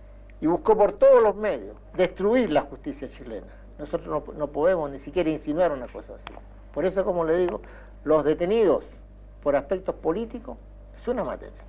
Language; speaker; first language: Spanish; native; Spanish